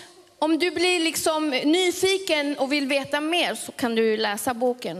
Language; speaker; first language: Swedish; early bilingual, other home language; Spanish